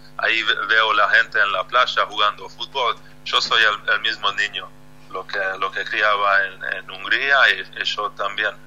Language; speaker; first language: Spanish; non-native, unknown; Hungarian